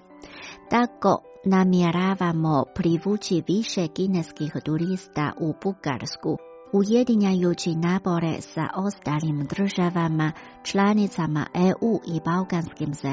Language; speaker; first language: Croatian; non-native, fluent; Chinese